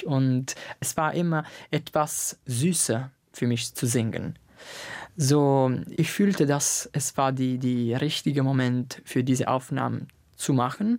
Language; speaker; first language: German; non-native, learner; Italian